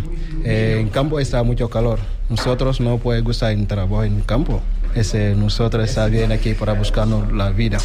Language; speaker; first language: Spanish; non-native, learner; Wolof